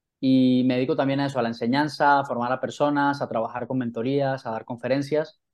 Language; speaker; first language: Spanish; native; Spanish